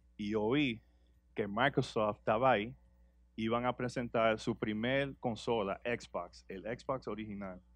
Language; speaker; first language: Spanish; early bilingual, heritage; Spanish